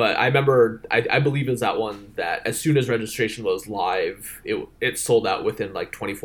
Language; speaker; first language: English; native; English